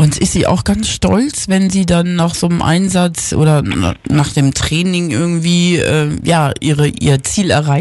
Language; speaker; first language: German; native; German